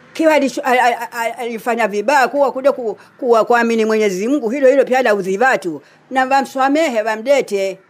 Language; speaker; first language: Swahili; native; Swahili